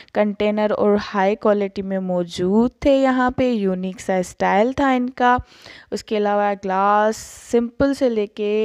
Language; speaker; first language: Urdu; native; Urdu